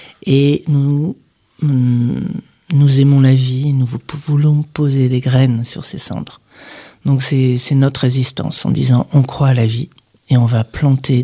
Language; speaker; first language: French; non-native, local second language; Arabic